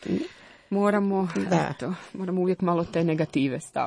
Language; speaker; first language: Croatian; native; Croatian